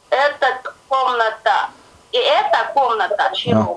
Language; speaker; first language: Russian; non-native, learner; Kazakh